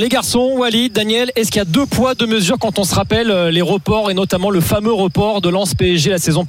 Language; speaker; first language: French; native; French